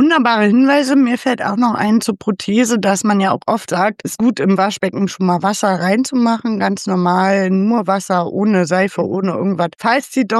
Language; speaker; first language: German; native; German